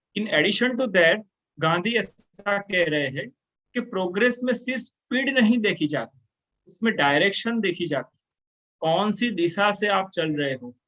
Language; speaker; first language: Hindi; non-native, local second language; Gujarati